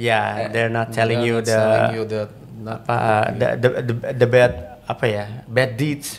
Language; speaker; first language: English; non-native, fluent; Indonesian